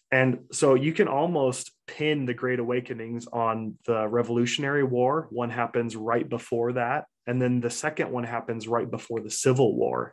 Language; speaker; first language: English; native; English